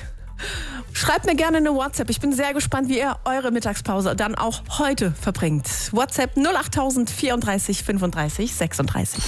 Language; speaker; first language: German; native; German